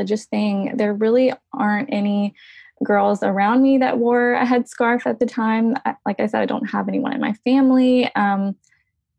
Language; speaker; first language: English; native; English